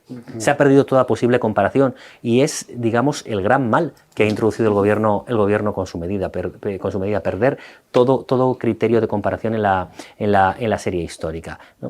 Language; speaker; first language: Spanish; native; Spanish